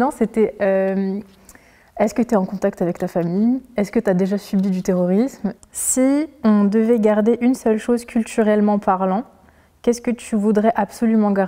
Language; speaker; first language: French; early bilingual, other home language; Arabic